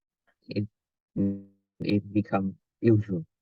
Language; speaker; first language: English; non-native, learner; Vietnamese